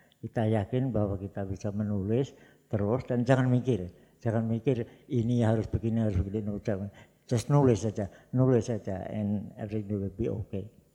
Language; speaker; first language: Indonesian; non-native, local second language; Javanese